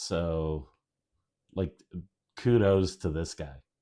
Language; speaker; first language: English; native; English